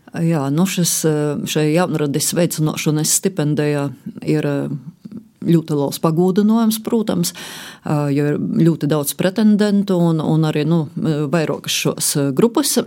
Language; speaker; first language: Latvian; native; Latvian